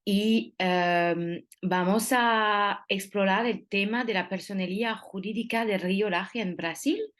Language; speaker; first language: Spanish; non-native, fluent; French